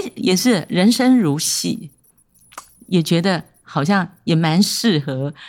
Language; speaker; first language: Chinese; non-native, local second language; Hakka Chinese